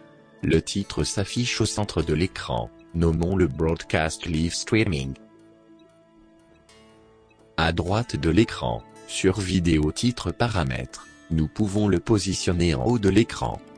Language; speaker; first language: French; native; French